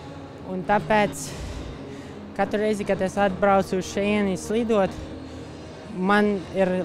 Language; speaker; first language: Latvian; non-native, local second language; Russian